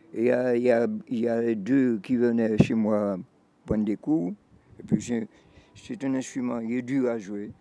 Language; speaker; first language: French; native; French